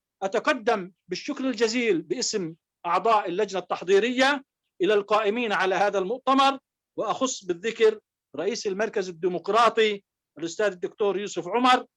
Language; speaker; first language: Arabic; native; Arabic